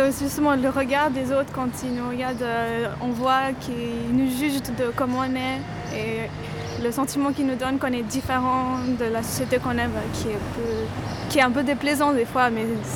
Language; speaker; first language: French; early bilingual, other home language; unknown